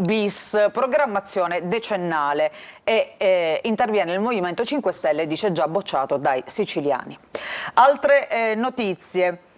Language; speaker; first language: Italian; native; Italian